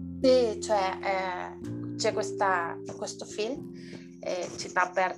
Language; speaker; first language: Italian; non-native, learner; Spanish